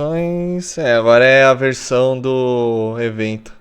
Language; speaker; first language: Portuguese; native; Portuguese